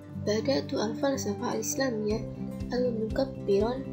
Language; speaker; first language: Arabic; non-native, learner; Indonesian